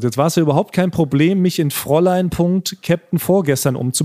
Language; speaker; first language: German; native; German